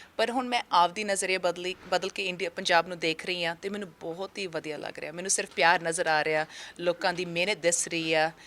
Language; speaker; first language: Punjabi; early bilingual, heritage; Punjabi